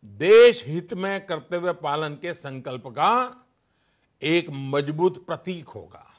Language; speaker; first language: Hindi; native; Hindi